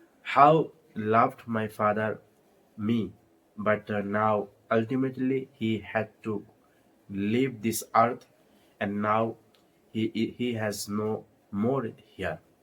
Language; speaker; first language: English; non-native, learner; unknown